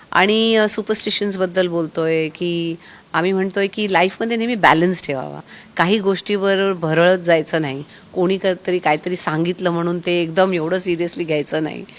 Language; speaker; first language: Marathi; native; Marathi